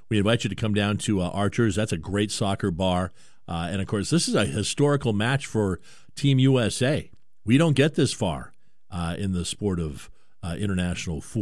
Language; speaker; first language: English; native; English